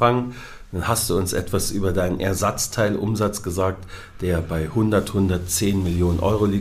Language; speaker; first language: German; native; German